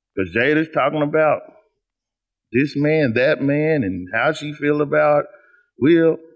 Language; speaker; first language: English; native; English